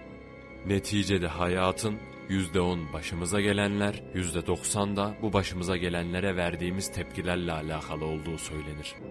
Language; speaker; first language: Turkish; native; Turkish